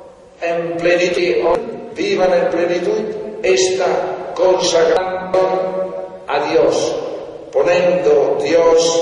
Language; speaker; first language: Spanish; non-native, fluent; Italian